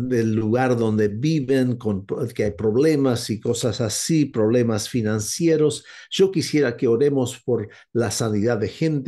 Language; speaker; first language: Spanish; non-native, fluent; English